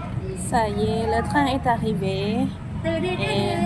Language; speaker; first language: French; non-native, fluent; Thai